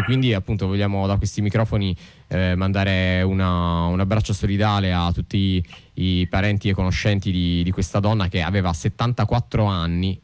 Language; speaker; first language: Italian; native; Italian